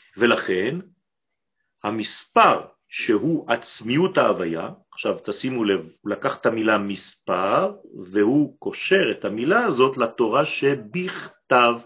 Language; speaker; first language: Hebrew; non-native, fluent; French